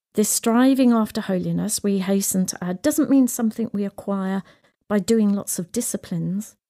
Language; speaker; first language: English; native; English